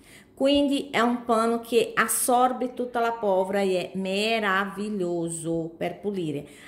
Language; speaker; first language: Italian; non-native, fluent; Portuguese